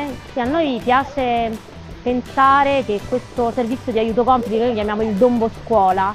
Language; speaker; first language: Italian; native; Italian